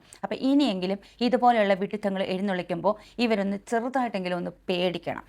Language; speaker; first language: Malayalam; native; Malayalam